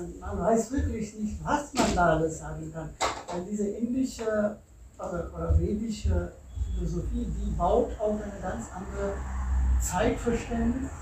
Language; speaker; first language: German; non-native, fluent; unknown